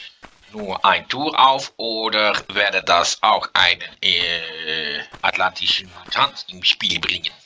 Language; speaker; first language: German; non-native, learner; Dutch